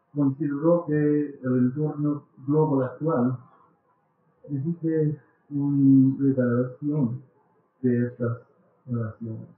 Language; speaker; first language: Spanish; non-native, learner; English